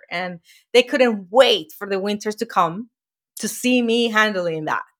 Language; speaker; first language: English; non-native, fluent; Spanish